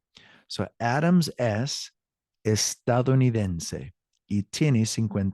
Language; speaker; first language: Spanish; non-native, learner; English